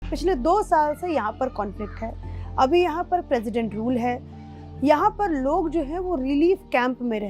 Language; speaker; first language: Hindi; native; Hindi